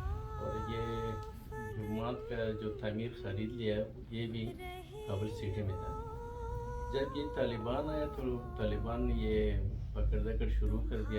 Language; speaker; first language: Hindi; non-native, fluent; Pashto